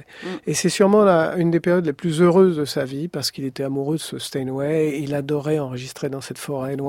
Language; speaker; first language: French; native; French